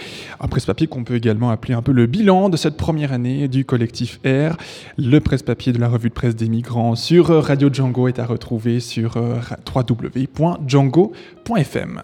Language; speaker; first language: French; native; French